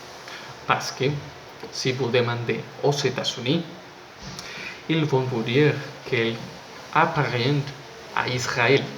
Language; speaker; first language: French; non-native, learner; Spanish